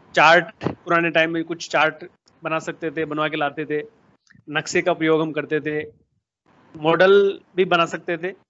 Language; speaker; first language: Hindi; native; Hindi